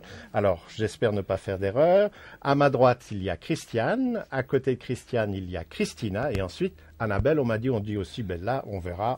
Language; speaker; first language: French; native; French